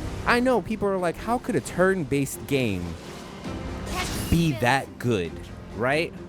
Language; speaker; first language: English; native; English